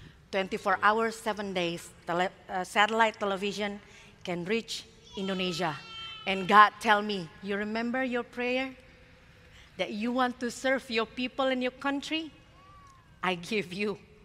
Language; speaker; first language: English; non-native, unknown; Indonesian